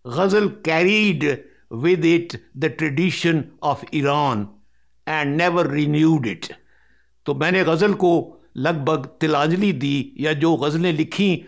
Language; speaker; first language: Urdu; non-native, local second language; Punjabi